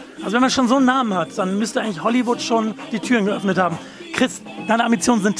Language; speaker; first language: German; native; German